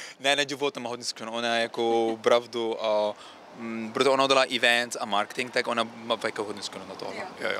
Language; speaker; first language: Czech; non-native, learner; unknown